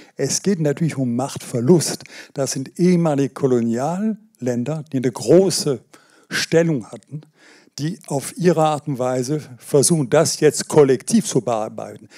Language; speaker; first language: German; non-native, fluent; French